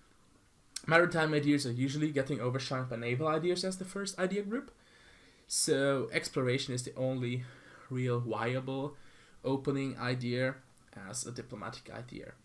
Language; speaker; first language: English; non-native, fluent; German